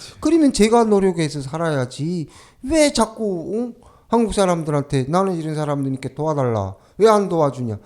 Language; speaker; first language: Korean; native; Korean